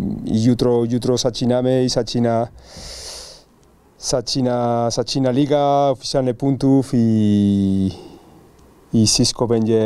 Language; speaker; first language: Polish; non-native, learner; Spanish